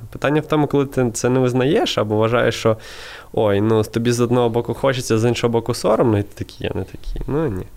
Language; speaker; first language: Ukrainian; non-native, local second language; Russian